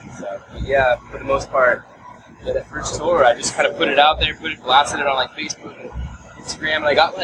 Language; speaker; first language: English; native; English